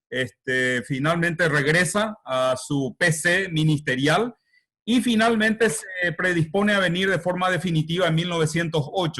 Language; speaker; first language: Spanish; native; Spanish